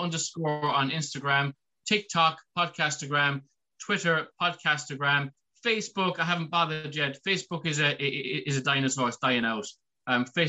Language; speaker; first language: English; native; English